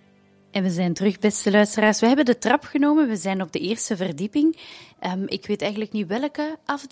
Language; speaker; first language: Dutch; native; Dutch